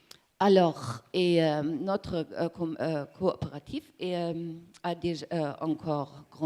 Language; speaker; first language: French; non-native, learner; German